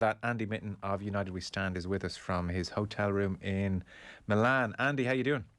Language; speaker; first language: English; native; English